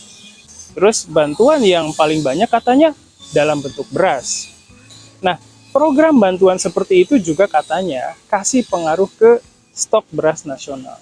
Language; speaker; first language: Indonesian; native; Indonesian